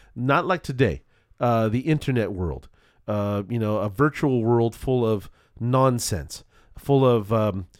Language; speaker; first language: English; native; English